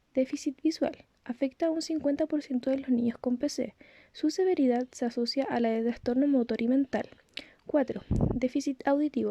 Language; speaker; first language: Spanish; native; Spanish